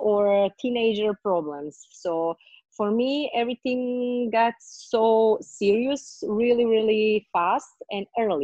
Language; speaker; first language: English; non-native, learner; Croatian